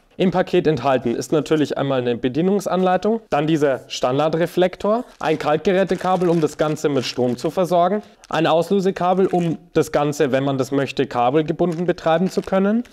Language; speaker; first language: German; native; German